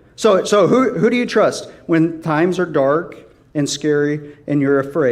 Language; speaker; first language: English; native; English